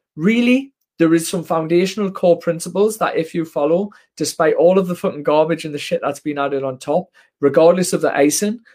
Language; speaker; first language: English; native; English